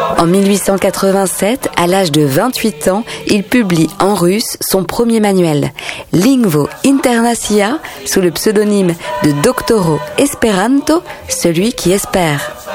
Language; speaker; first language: French; native; French